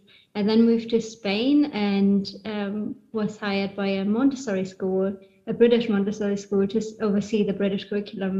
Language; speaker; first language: English; non-native, fluent; German